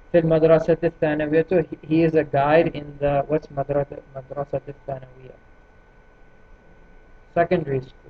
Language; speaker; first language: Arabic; non-native, fluent; English